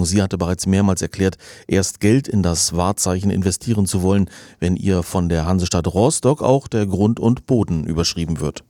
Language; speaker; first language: German; native; German